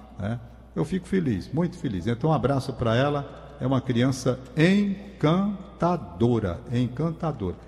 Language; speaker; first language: Portuguese; native; Portuguese